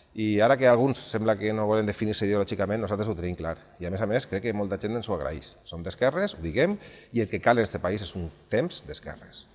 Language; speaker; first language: Catalan; native; Catalan